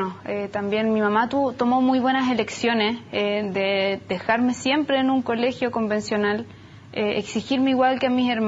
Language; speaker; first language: Spanish; native; Spanish